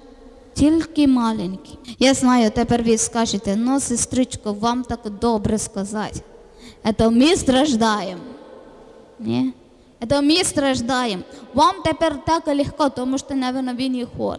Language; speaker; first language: Ukrainian; non-native, learner; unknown